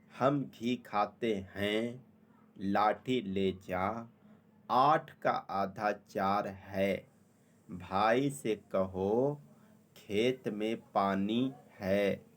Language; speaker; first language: Urdu; native; Urdu